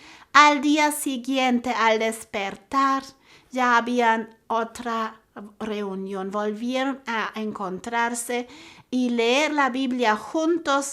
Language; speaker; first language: Spanish; non-native, fluent; German